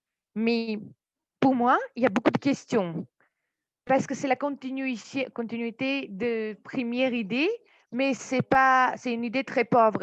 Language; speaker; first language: French; non-native, fluent; Armenian